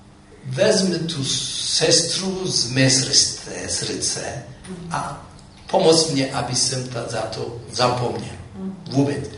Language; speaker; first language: Czech; non-native, fluent; Amharic